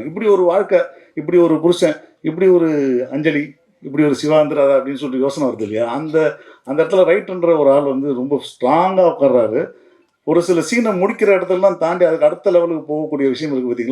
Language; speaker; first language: Tamil; native; Tamil